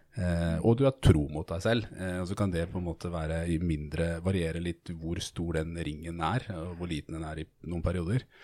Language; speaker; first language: Norwegian; native; Norwegian